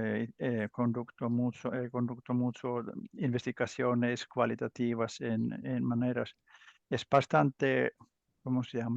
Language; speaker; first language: Spanish; non-native, learner; Finnish